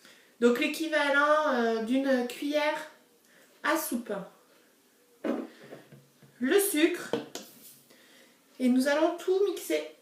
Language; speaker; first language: French; native; French